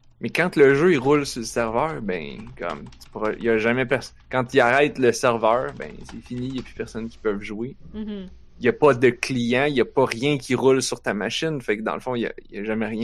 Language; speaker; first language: French; native; French